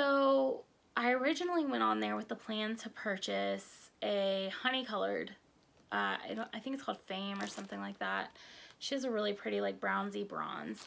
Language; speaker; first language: English; native; English